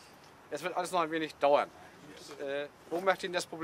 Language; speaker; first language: German; native; German